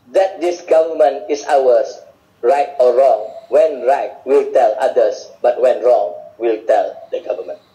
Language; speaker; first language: English; non-native, local second language; Malay